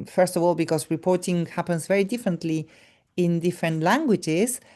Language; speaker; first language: English; non-native, fluent; Spanish